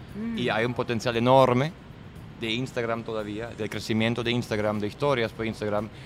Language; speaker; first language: Spanish; non-native, fluent; German